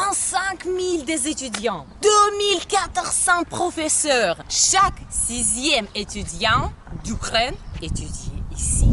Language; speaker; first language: French; non-native, learner; Ukrainian